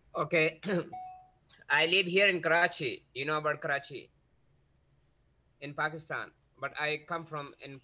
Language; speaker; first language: English; non-native, learner; Pashto